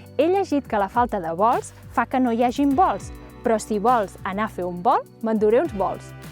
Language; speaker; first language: Catalan; native; Catalan